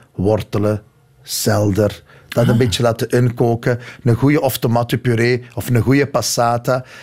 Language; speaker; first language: Dutch; native; Dutch